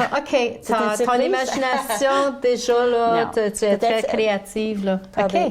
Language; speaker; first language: French; native; French